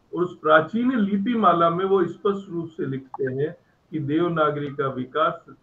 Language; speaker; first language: Hindi; native; Hindi